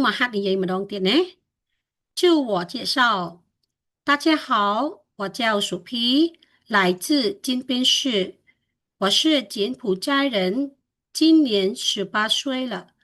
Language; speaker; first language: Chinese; non-native, fluent; Khmer